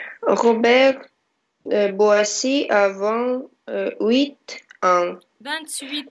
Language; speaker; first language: French; non-native, learner; Russian